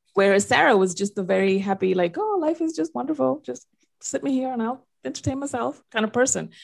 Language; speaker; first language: English; non-native, fluent; Spanish